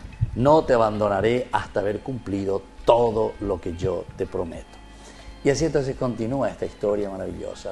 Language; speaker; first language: Spanish; native; Spanish